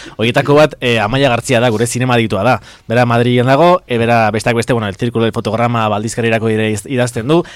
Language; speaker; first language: Basque; native; Basque